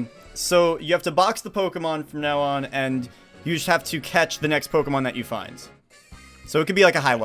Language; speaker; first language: English; native; English